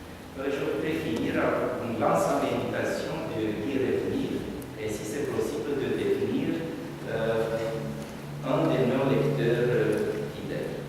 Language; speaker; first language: French; non-native, fluent; Romanian